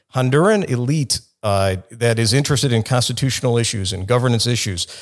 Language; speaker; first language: English; native; English